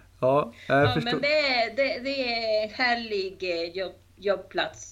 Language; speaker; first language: Swedish; non-native, fluent; Spanish